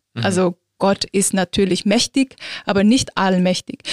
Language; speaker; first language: German; non-native, fluent; Azerbaijani